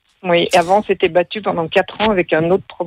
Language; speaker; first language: French; native; French